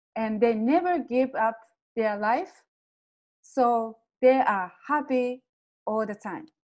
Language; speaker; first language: English; non-native, fluent; Japanese